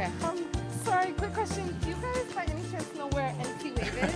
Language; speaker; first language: English; native; English